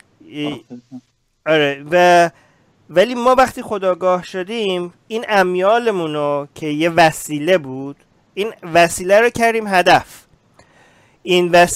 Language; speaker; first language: Persian; early bilingual, heritage; Persian